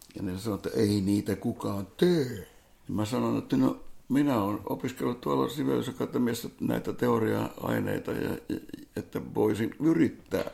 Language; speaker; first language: Finnish; non-native, local second language; Swedish